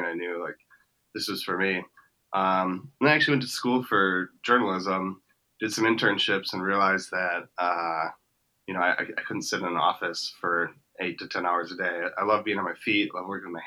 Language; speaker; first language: English; native; English